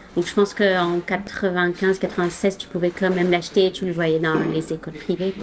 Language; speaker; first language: French; non-native, local second language; Arabic